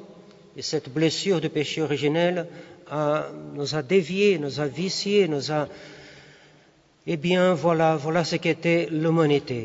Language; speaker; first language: French; non-native, fluent; Portuguese